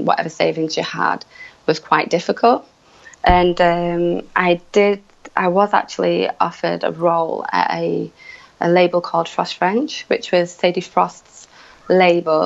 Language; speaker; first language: English; native; English